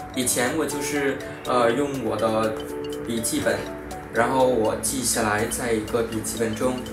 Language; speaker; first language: Chinese; non-native, fluent; Vietnamese